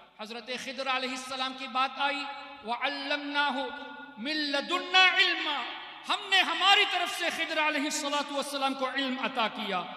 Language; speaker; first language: Urdu; non-native, fluent; Memoni